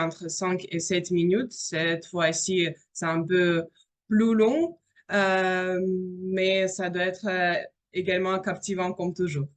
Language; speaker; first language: French; non-native, fluent; Russian